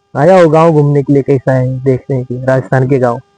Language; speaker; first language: Hindi; non-native, local second language; Marathi